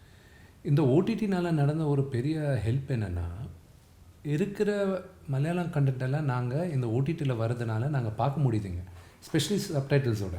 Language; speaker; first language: Tamil; non-native, local second language; Telugu